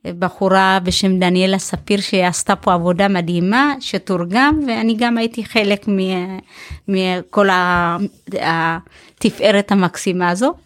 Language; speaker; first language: Hebrew; early bilingual, other home language; Amharic